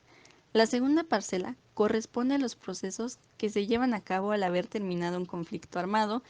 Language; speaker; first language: Spanish; native; Spanish